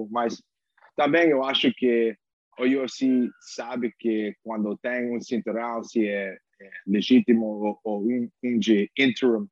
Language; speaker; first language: Portuguese; non-native, fluent; English